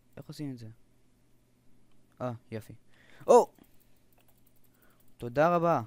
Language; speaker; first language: Hebrew; native; Hebrew